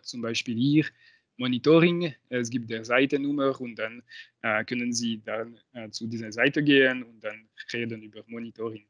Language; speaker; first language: German; non-native, local second language; French